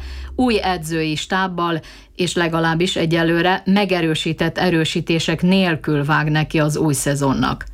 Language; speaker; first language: Hungarian; native; Hungarian